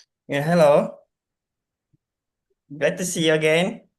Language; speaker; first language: English; non-native, fluent; Indonesian